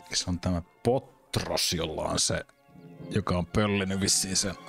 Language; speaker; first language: Finnish; native; Finnish